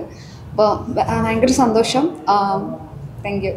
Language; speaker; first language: Tamil; non-native, learner; Malayalam